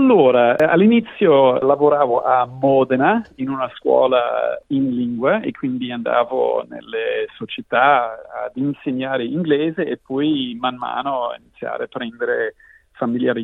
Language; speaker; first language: Italian; non-native, fluent; English